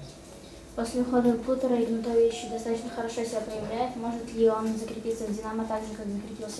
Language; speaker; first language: Russian; native; Russian